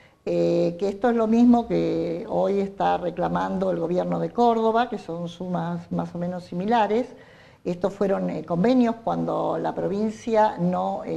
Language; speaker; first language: Spanish; native; Spanish